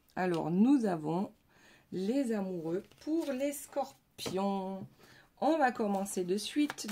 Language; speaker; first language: French; native; French